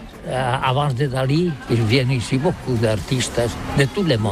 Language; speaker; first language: French; non-native, learner; Catalan